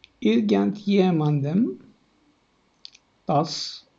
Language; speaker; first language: German; non-native, fluent; Turkish